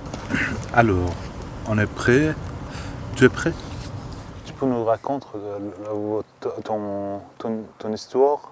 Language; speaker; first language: French; non-native, learner; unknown